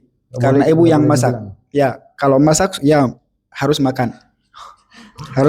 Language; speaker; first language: Indonesian; non-native, learner; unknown